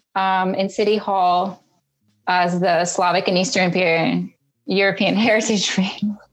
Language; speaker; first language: English; early bilingual, other home language; Russian